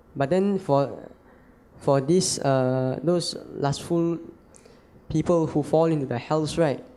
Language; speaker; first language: English; non-native, local second language; Chinese